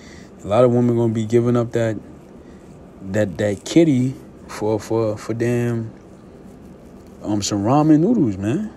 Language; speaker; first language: English; native; English